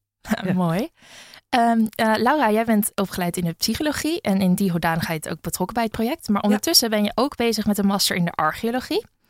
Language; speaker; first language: Dutch; native; Dutch